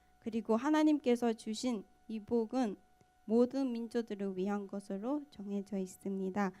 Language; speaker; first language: Korean; non-native, fluent; Burmese